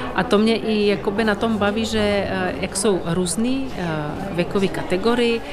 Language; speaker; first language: Czech; non-native, fluent; Ukrainian